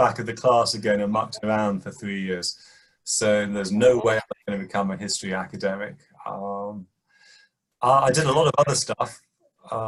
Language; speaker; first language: English; native; English